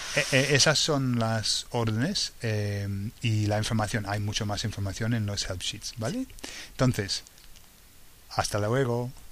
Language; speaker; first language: Spanish; non-native, fluent; English